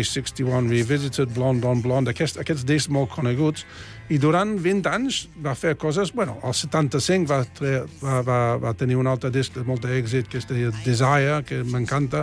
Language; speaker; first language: Catalan; non-native, fluent; English